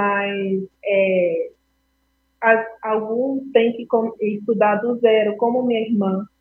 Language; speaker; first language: Portuguese; non-native, fluent; Spanish